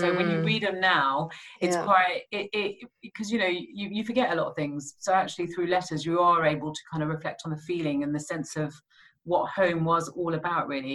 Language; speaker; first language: English; native; English